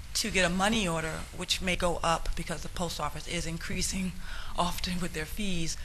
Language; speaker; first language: English; native; English